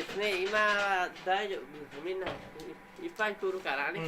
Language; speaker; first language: Japanese; non-native, fluent; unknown